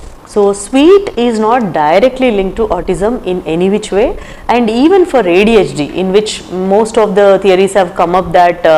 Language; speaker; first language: English; non-native, local second language; Telugu